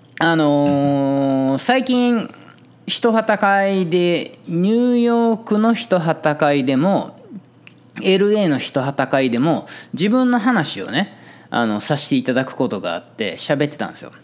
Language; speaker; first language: Japanese; native; Japanese